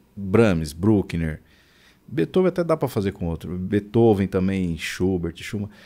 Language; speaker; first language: Portuguese; native; Portuguese